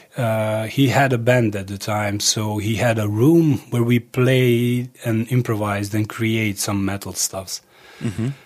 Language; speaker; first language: English; early bilingual, other home language; Croatian